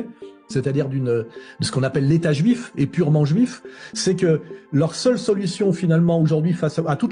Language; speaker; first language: French; native; French